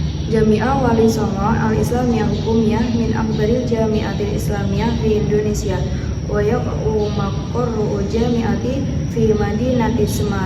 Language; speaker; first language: Arabic; non-native, learner; Indonesian